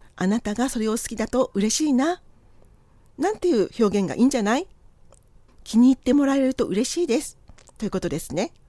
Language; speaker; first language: Japanese; native; Japanese